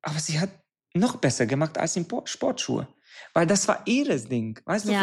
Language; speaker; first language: German; non-native, fluent; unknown